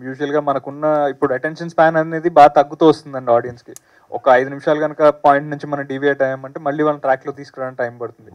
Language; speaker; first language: Telugu; native; Telugu